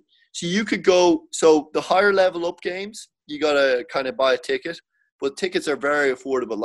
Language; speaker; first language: English; native; English